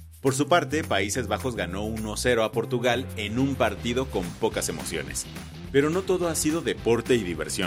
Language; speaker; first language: Spanish; native; Spanish